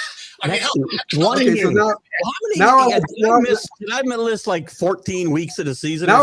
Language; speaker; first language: English; native; English